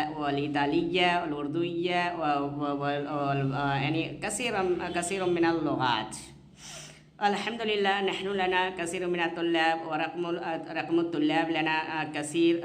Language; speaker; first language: Arabic; non-native, fluent; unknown